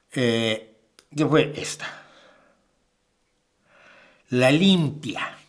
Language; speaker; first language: Spanish; native; Spanish